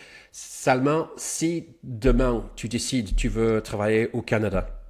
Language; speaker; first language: French; non-native, fluent; English